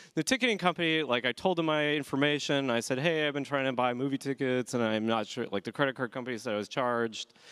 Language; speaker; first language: English; native; English